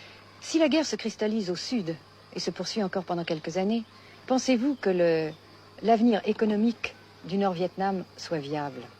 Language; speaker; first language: French; native; French